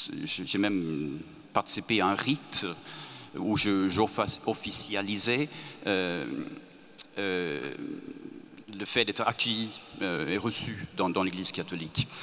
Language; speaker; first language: French; non-native, fluent; Swedish